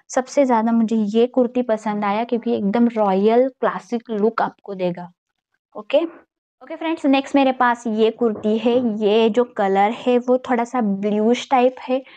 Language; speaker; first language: Hindi; non-native, local second language; Marathi